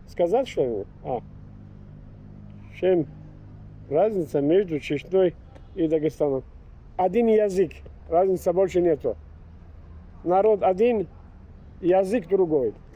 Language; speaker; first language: Russian; non-native, local second language; Chechen